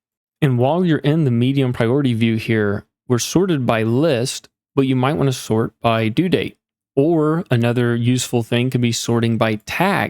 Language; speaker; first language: English; native; English